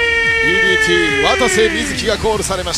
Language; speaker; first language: Japanese; native; Japanese